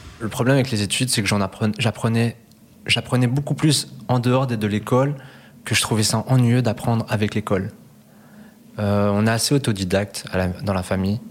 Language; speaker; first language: French; early bilingual, other home language; Spanish